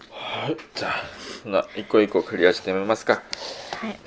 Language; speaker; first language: Japanese; non-native, fluent; Korean